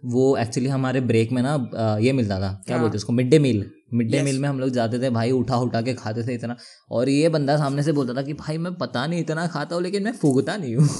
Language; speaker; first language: Hindi; non-native, local second language; Marathi